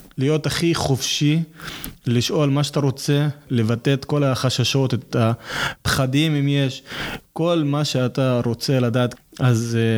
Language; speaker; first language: Hebrew; non-native, local second language; Arabic